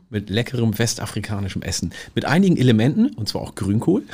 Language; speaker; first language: German; early bilingual, other home language; Oromo